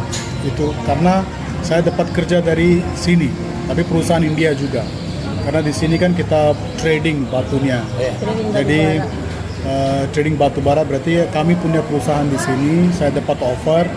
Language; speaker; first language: Indonesian; non-native, fluent; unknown